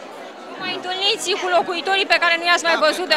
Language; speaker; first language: Romanian; native; Romanian